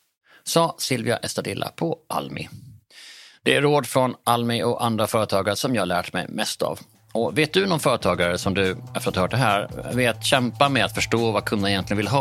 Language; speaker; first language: Swedish; native; Swedish